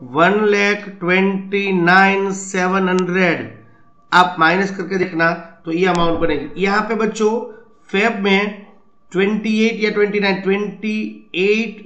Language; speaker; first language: Hindi; non-native, local second language; Gujarati